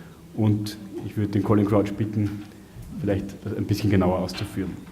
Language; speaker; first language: German; native; German